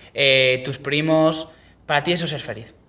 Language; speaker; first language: Spanish; native; Spanish